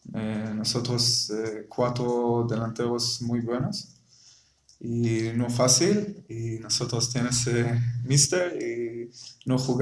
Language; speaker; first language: Spanish; non-native, learner; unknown